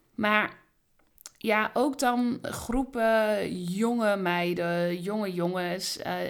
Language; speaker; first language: Dutch; native; Dutch